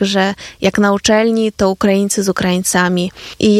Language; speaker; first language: Polish; non-native, fluent; Ukrainian